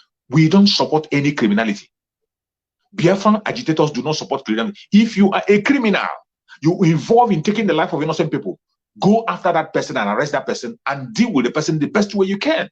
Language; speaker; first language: English; non-native, local second language; Igbo